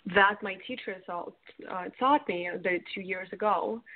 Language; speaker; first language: English; non-native, fluent; Russian